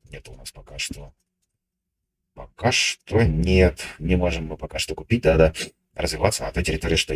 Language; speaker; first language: Russian; native; Russian